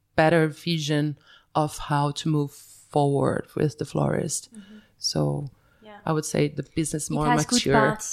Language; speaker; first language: English; early bilingual, other home language; Portuguese